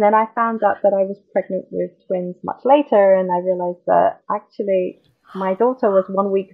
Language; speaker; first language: English; native; English